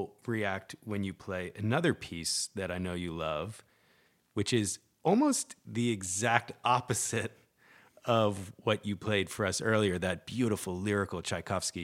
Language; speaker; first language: English; native; English